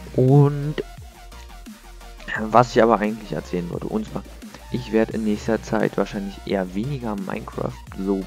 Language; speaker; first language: German; native; German